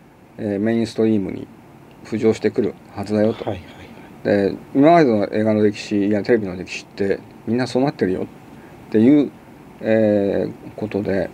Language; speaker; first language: Japanese; native; Japanese